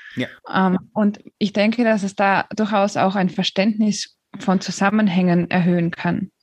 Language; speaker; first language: German; native; German